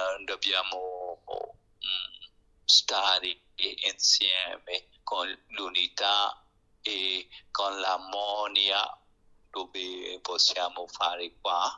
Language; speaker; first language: Italian; non-native, learner; Burmese